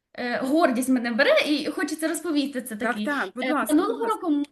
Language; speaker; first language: Ukrainian; native; Ukrainian